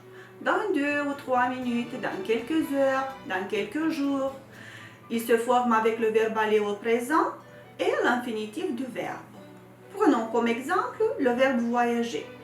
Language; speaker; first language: French; non-native, fluent; Romanian